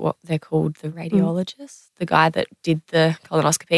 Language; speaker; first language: English; native; English